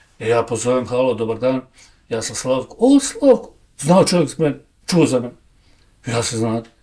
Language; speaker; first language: Bosnian; native; Bosnian